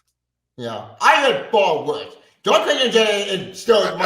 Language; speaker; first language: English; native; English